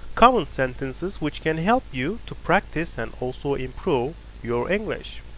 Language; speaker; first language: English; non-native, fluent; Turkish